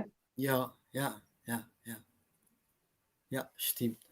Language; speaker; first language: German; non-native, fluent; Kurdish